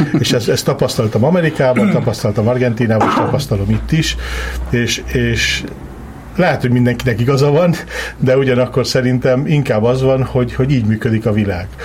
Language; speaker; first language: Hungarian; early bilingual, heritage; Hungarian